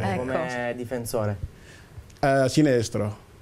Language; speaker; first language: Italian; non-native, learner; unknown